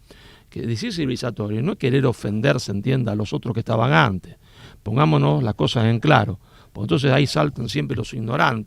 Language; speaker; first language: Spanish; native; Spanish